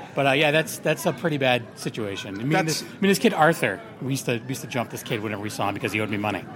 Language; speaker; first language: English; native; English